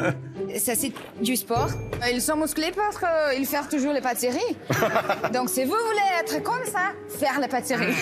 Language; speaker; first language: French; non-native, learner; Portuguese